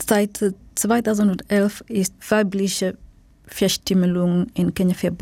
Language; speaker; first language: German; non-native, fluent; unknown